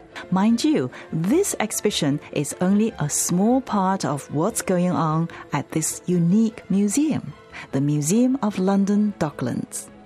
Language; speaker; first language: English; non-native, fluent; Chinese